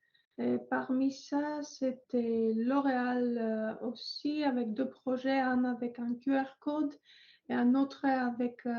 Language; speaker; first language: French; non-native, fluent; Greek